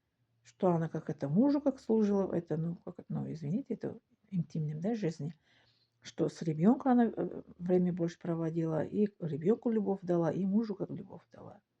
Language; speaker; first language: Russian; non-native, local second language; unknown